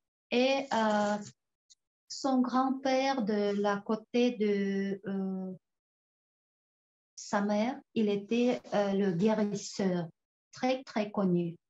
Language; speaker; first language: French; non-native, fluent; Tuvinian